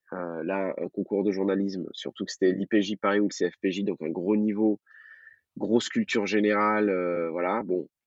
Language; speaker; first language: French; early bilingual, other home language; Arabic